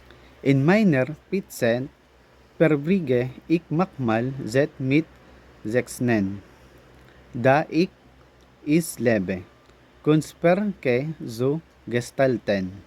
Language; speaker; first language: German; non-native, learner; Filipino